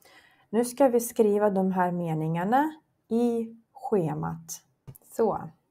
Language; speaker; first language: Swedish; non-native, fluent; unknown